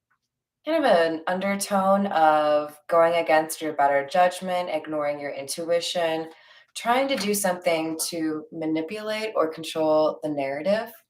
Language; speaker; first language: English; native; English